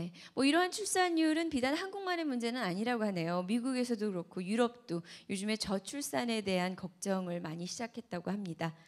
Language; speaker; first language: Korean; native; Korean